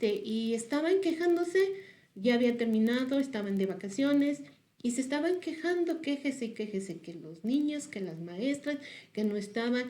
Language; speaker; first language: Spanish; native; Spanish